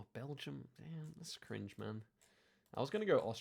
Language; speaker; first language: English; native; English